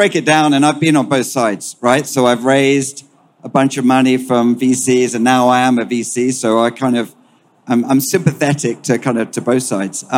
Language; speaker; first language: English; native; English